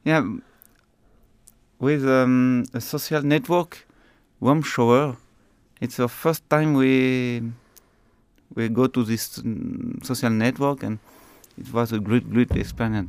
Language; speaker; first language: English; non-native, learner; French